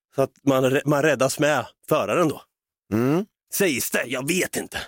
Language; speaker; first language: Swedish; native; Swedish